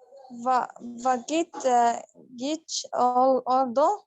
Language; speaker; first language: Turkish; non-native, learner; Arabic